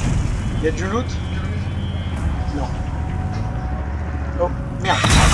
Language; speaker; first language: French; native; French